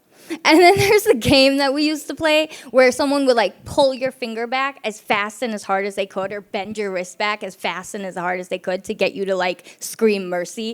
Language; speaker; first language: English; native; English